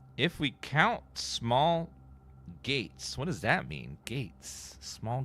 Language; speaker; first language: English; native; English